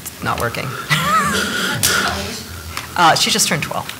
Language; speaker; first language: English; native; English